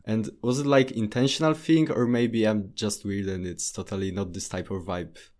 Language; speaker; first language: English; non-native, fluent; Polish